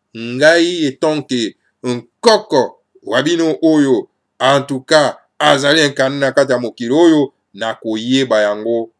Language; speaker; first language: Lingala; native; Lingala